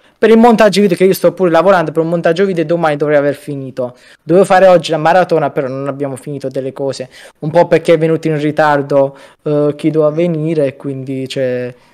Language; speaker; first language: Italian; native; Italian